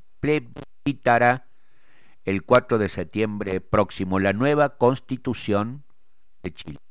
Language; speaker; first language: Spanish; native; Spanish